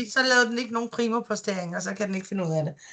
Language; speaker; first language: Danish; native; Danish